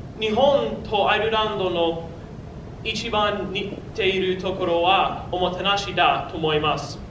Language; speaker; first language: Japanese; non-native, learner; English